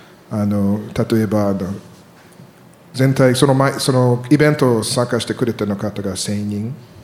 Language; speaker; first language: Japanese; non-native, learner; English